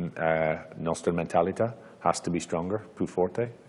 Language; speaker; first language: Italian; non-native, learner; English